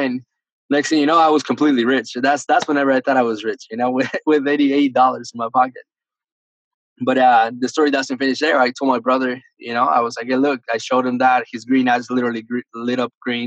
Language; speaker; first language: English; early bilingual, other home language; Spanish